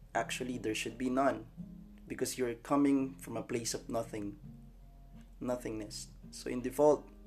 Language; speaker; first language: English; non-native, local second language; Filipino